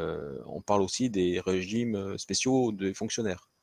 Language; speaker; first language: French; native; French